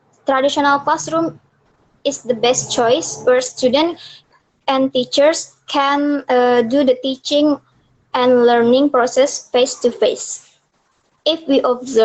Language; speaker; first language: English; non-native, learner; Indonesian